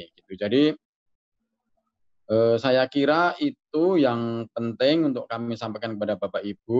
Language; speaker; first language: Indonesian; native; Indonesian